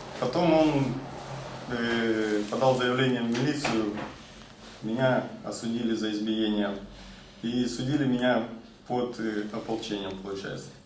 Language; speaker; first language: Russian; non-native, local second language; Ukrainian